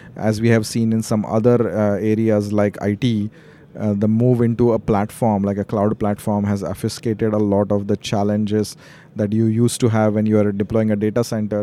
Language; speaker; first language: English; non-native, local second language; Marathi